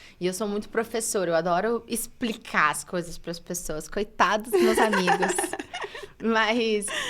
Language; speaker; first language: Portuguese; early bilingual, heritage; English